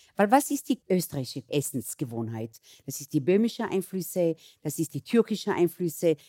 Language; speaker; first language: German; early bilingual, other home language; Hebrew